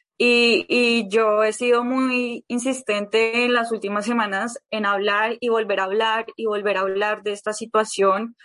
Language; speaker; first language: Spanish; native; Spanish